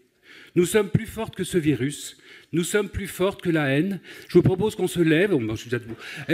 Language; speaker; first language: French; native; French